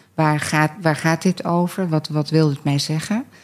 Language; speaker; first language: Dutch; native; Dutch